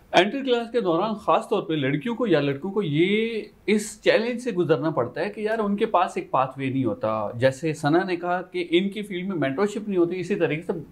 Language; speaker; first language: Urdu; non-native, local second language; Sindhi